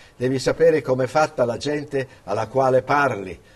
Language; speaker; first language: Italian; early bilingual, other home language; English